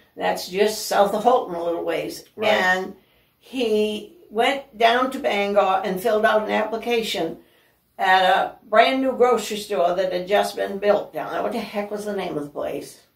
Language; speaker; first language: English; native; English